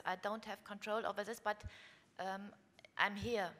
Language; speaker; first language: English; non-native, fluent; German